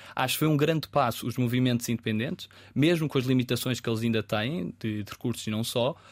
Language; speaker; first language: Portuguese; native; Portuguese